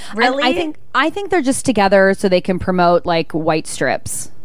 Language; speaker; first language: English; native; English